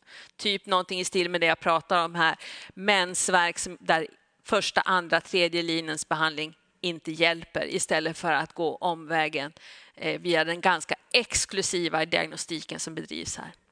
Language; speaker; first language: Swedish; native; Swedish